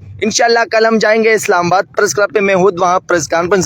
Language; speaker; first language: Urdu; native; Urdu